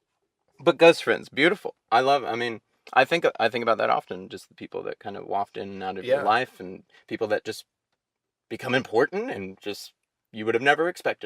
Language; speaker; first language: English; native; English